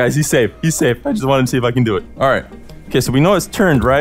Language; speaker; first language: English; native; English